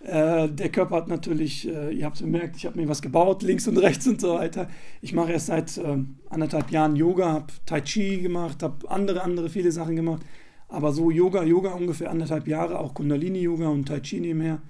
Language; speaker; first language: German; native; German